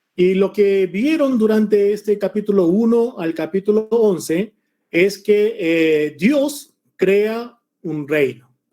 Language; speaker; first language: Spanish; early bilingual, other home language; Korean